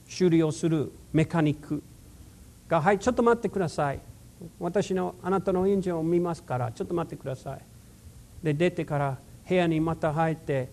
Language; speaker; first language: Japanese; non-native, fluent; English